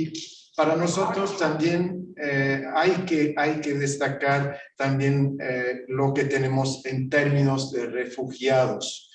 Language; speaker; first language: Spanish; non-native, fluent; Swedish